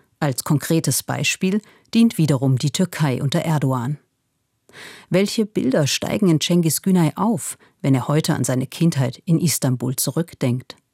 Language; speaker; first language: German; native; German